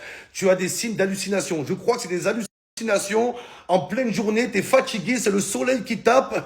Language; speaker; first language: French; native; French